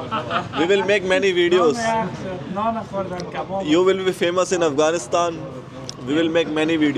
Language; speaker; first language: English; non-native, local second language; Hindi